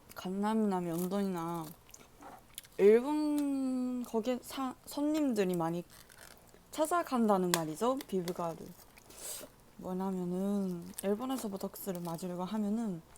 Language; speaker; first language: Korean; non-native, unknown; Japanese